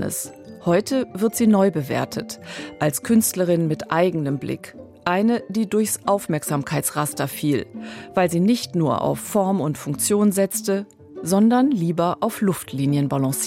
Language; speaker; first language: German; native; German